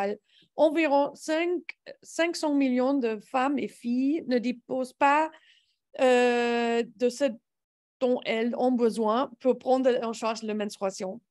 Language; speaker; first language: French; non-native, learner; English